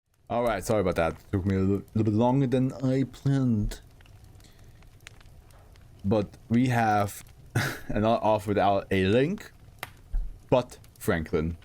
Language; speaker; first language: English; non-native, fluent; German